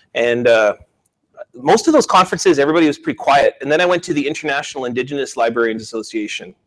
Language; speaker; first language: English; native; English